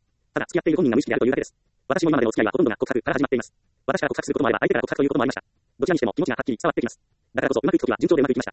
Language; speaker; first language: Japanese; native; Japanese